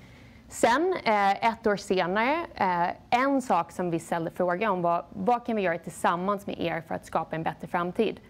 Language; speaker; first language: Swedish; non-native, fluent; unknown